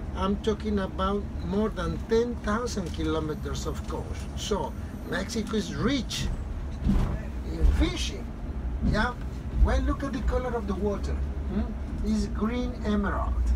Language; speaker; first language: English; non-native, fluent; Spanish